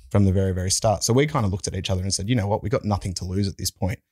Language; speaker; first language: English; native; English